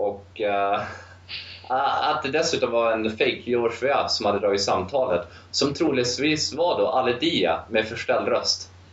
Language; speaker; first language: Swedish; native; Swedish